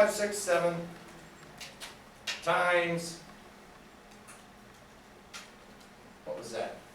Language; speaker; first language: English; native; English